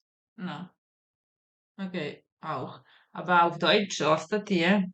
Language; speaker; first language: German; non-native, fluent; Serbian